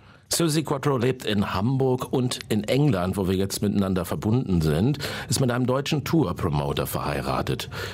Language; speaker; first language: German; native; German